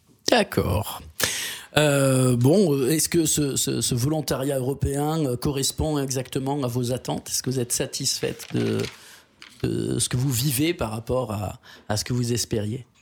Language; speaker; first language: French; native; French